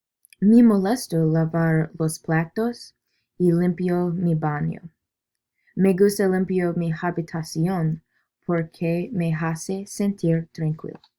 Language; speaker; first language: Spanish; non-native, learner; English